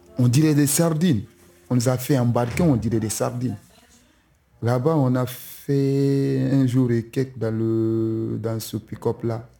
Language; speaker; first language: French; non-native, local second language; Susu